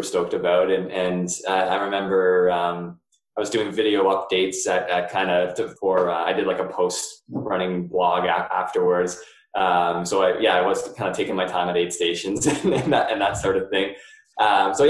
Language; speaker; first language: English; native; English